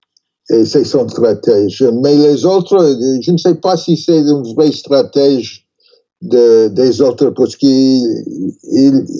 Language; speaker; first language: French; non-native, learner; English